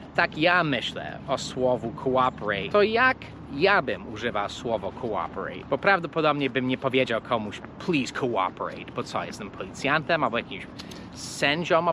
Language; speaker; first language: Polish; non-native, fluent; English